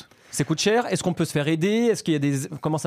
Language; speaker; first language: French; native; French